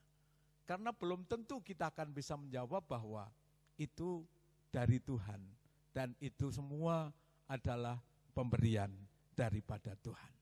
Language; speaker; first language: Indonesian; native; Indonesian